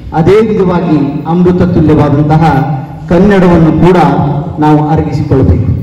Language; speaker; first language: Kannada; non-native, local second language; Urdu